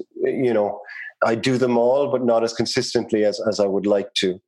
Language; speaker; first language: English; native; English